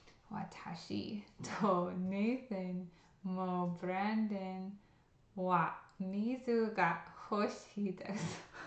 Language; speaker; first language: Japanese; non-native, learner; English